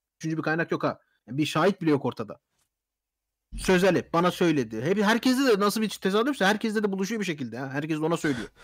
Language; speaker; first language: Turkish; early bilingual, heritage; Turkish